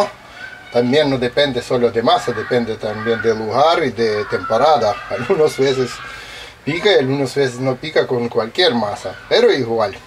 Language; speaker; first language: Spanish; non-native, fluent; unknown